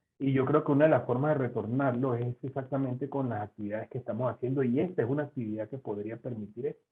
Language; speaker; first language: Spanish; native; Spanish